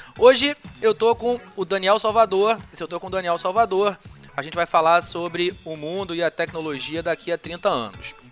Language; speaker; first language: Portuguese; native; Portuguese